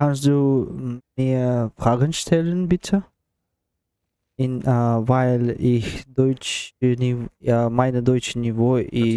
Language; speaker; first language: German; non-native, learner; Russian